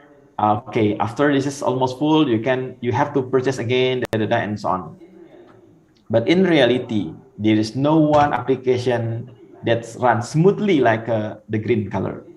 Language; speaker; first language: English; non-native, fluent; Indonesian